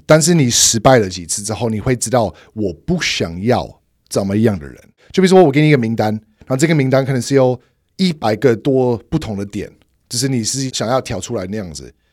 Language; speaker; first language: Chinese; non-native, fluent; English